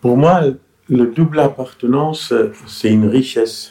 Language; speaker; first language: French; non-native, fluent; Persian